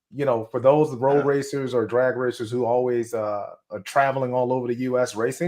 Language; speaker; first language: English; native; English